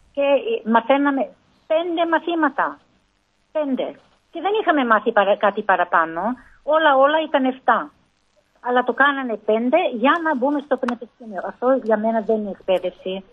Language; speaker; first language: Greek; early bilingual, heritage; Greek